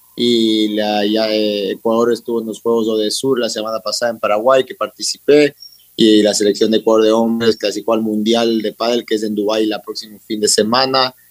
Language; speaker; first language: Spanish; native; Spanish